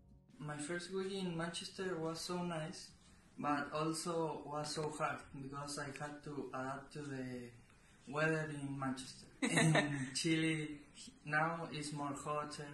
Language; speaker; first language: English; non-native, learner; Spanish